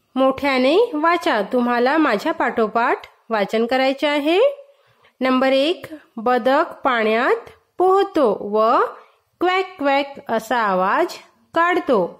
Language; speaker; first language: Marathi; non-native, local second language; Hindi